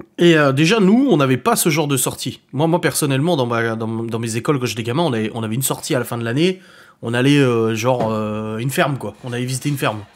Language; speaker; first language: French; native; French